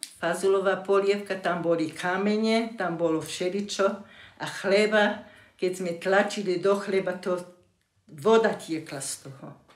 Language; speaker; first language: Slovak; non-native, local second language; German